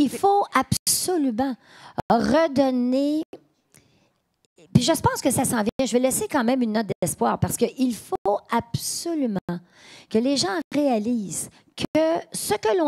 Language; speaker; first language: French; native; French